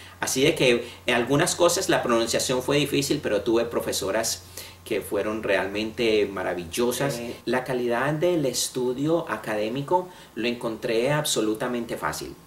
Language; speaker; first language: Spanish; native; Spanish